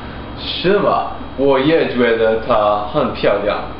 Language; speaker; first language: Chinese; non-native, learner; English